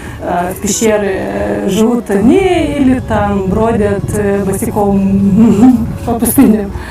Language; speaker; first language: Russian; native; Russian